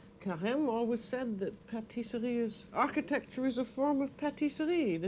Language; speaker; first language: English; native; English